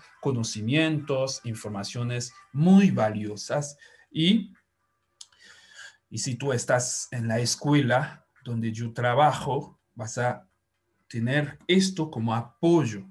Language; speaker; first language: Spanish; non-native, fluent; French